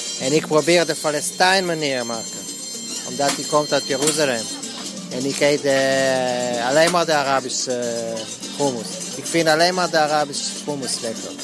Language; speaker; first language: Dutch; non-native, learner; Hebrew